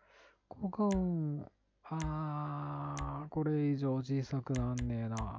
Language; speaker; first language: Japanese; native; Japanese